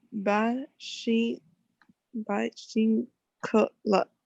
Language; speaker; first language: Chinese; non-native, learner; English